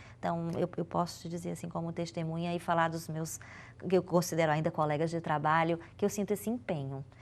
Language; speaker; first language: Portuguese; native; Portuguese